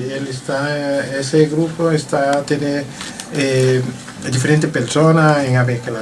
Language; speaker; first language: Spanish; non-native, learner; French